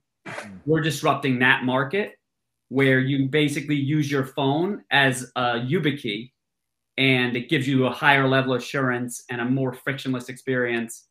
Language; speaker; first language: English; native; English